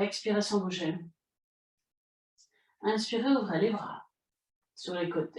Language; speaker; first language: French; native; French